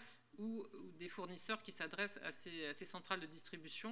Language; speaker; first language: French; native; French